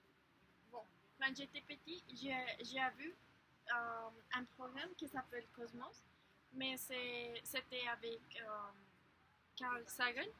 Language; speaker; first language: French; non-native, learner; Spanish